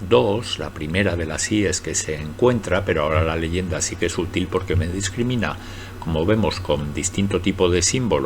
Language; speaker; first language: Spanish; native; Spanish